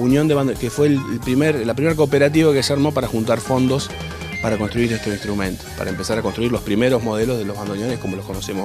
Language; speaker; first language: Spanish; native; Spanish